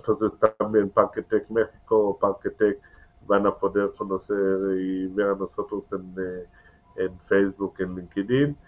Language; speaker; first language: Spanish; non-native, learner; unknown